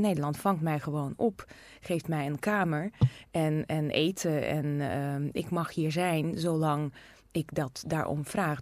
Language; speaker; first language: Dutch; non-native, fluent; Russian